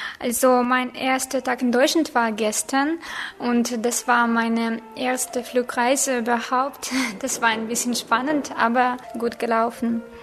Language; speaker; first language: German; non-native, fluent; Ukrainian